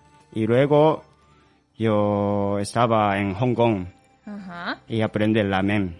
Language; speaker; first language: Spanish; non-native, learner; Japanese